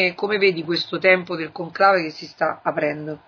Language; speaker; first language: Italian; native; Italian